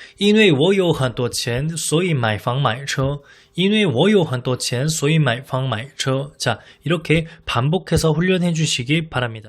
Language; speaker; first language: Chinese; non-native, fluent; Korean